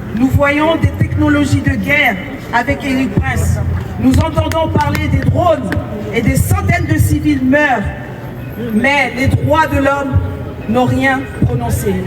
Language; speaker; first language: French; non-native, local second language; Haitian Creole